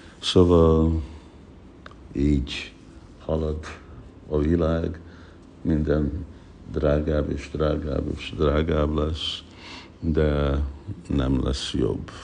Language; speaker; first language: Hungarian; early bilingual, heritage; Hungarian